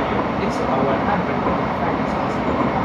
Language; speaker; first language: English; non-native, fluent; Indonesian